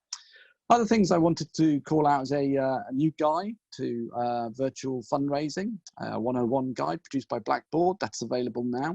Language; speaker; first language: English; native; English